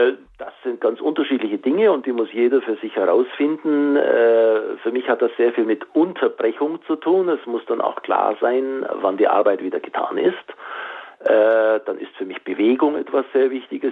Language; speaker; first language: German; native; German